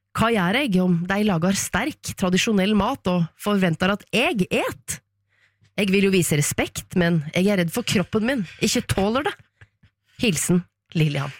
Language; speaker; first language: Norwegian; native; Norwegian